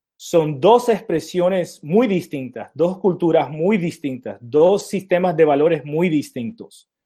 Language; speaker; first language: Spanish; early bilingual, heritage; Spanish